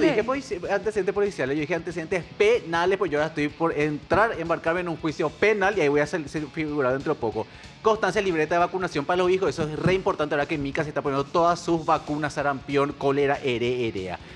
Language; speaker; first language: Spanish; native; Spanish